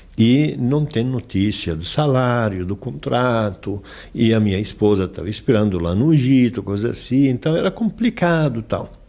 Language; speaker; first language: Portuguese; non-native, fluent; Arabic